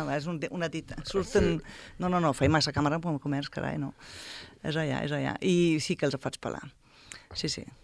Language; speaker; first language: Catalan; non-native, fluent; German